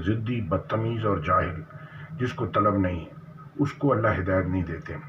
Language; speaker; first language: Urdu; native; Urdu